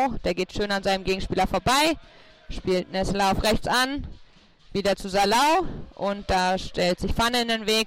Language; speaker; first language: German; native; German